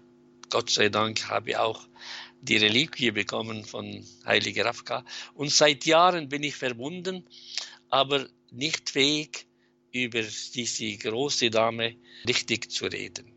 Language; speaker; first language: German; non-native, fluent; Arabic